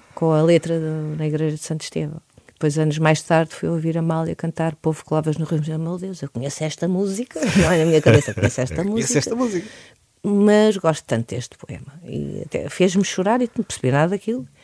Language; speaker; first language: Portuguese; native; Portuguese